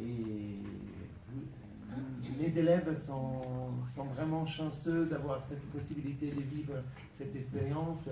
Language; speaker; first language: French; non-native, fluent; Italian